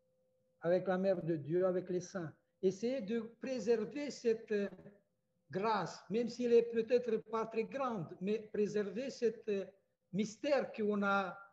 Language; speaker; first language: French; non-native, fluent; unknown